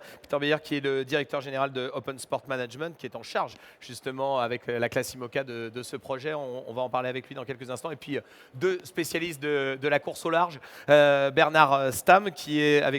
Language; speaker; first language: French; native; French